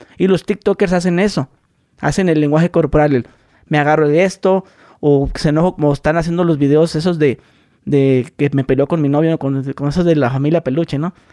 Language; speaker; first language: Spanish; native; Spanish